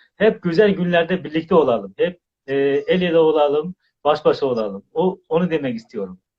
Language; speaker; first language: Turkish; non-native, fluent; Uzbek